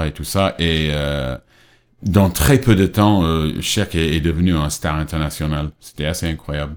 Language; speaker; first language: French; non-native, fluent; English